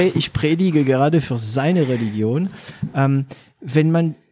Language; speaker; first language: German; non-native, fluent; French